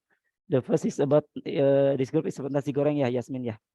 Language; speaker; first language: English; non-native, learner; Indonesian